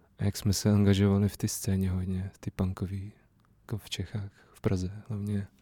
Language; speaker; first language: Czech; non-native, fluent; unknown